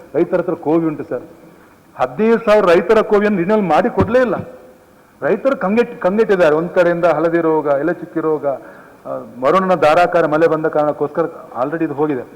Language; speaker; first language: Kannada; native; Kannada